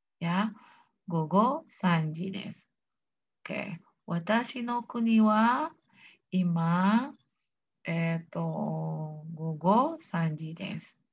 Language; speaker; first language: Japanese; non-native, fluent; Indonesian